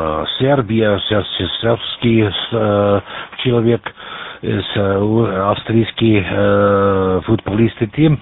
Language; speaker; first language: Russian; non-native, learner; German